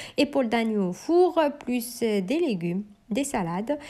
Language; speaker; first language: French; non-native, local second language; Arabic